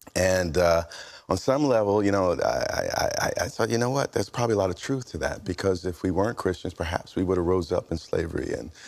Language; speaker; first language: English; native; English